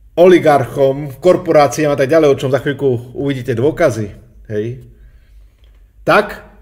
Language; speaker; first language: Slovak; native; Slovak